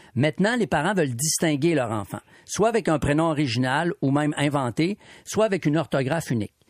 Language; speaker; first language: French; native; French